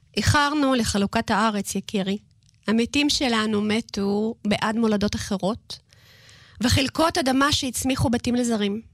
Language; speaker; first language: Hebrew; non-native, fluent; Russian